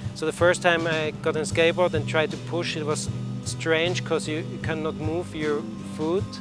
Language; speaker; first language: English; non-native, fluent; Swiss German